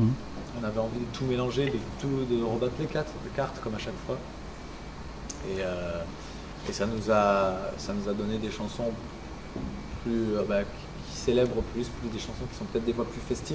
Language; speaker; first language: French; native; French